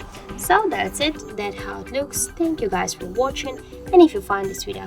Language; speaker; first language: English; non-native, fluent; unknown